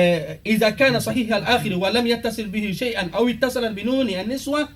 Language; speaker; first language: Arabic; non-native, fluent; Fula